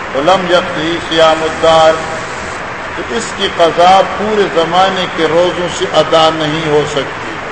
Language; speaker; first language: Urdu; non-native, local second language; Pashto